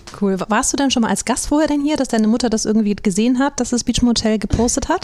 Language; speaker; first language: German; native; German